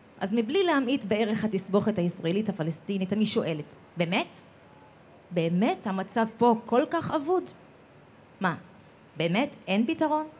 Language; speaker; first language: Hebrew; native; Hebrew